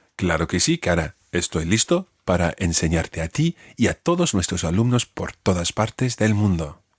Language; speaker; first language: Spanish; non-native, fluent; English